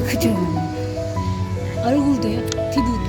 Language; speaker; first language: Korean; non-native, fluent; Khmer